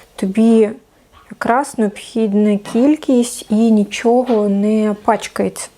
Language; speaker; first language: Ukrainian; non-native, local second language; Russian